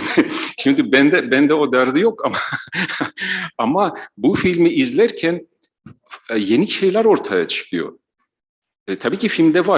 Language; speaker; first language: Turkish; non-native, fluent; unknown